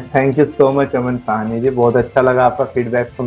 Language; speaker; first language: Hindi; native; Hindi